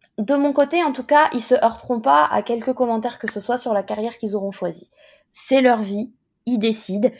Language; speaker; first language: French; native; French